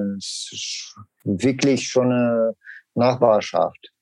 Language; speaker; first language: German; non-native, learner; Russian